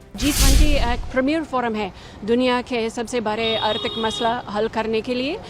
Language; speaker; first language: Hindi; non-native, fluent; English